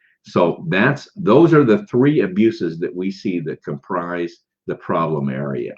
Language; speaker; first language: English; native; English